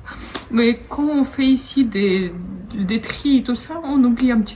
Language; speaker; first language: French; non-native, fluent; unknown